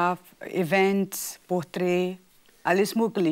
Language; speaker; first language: German; non-native, fluent; Portuguese